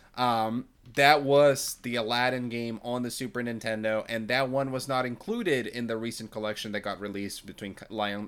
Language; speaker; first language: English; non-native, fluent; Portuguese